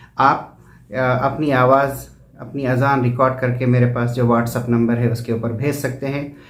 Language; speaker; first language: Urdu; native; Urdu